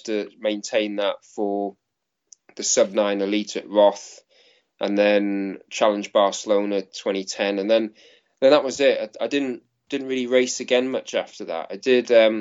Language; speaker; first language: English; native; English